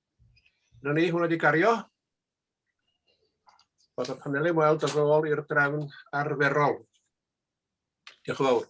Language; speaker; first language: Welsh; native; Welsh